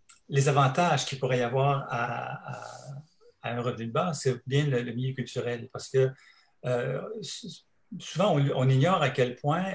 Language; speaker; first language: French; native; French